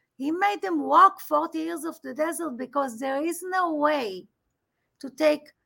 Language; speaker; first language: English; non-native, fluent; Hebrew